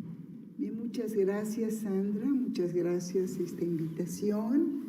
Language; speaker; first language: Spanish; native; Spanish